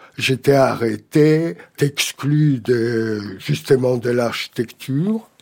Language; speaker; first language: French; non-native, fluent; Polish